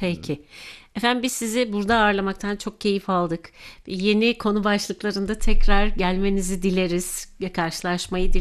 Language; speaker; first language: Turkish; native; Turkish